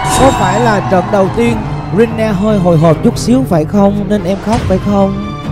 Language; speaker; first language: Vietnamese; native; Vietnamese